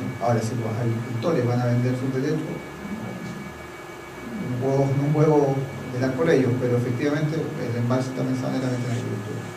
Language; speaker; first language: Spanish; native; Spanish